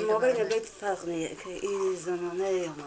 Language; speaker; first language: Persian; native; Persian